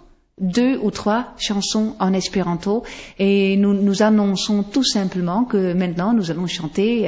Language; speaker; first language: French; non-native, fluent; Western Frisian